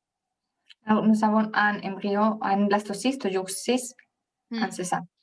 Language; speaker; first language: French; non-native, fluent; Spanish